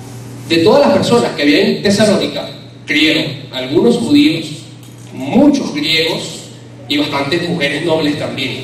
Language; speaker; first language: Spanish; native; Spanish